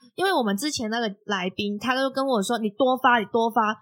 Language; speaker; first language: Chinese; non-native, local second language; Cantonese